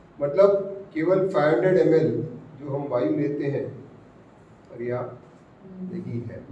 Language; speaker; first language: Hindi; non-native, local second language; Marathi